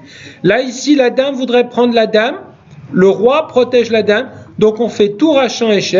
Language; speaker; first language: French; native; French